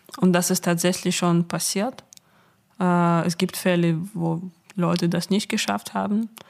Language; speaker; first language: German; non-native, fluent; Russian